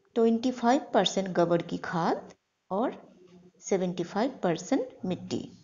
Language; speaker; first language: Hindi; non-native, local second language; Bangla